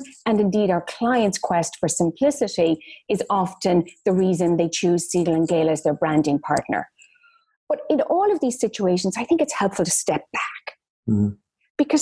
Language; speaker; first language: English; native; English